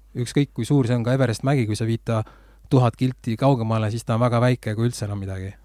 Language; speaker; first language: Estonian; native; Estonian